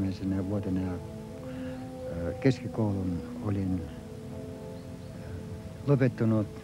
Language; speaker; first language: Finnish; early bilingual, heritage; Finnish